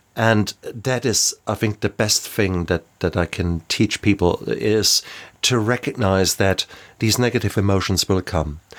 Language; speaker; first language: English; non-native, fluent; German